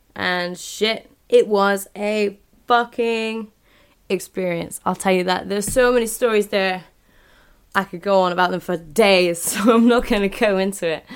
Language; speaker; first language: English; native; English